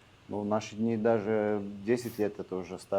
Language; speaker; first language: Russian; non-native, local second language; Latvian